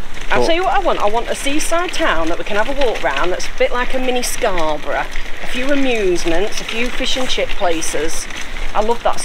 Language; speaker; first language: English; native; English